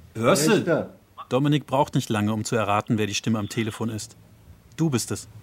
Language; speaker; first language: German; native; German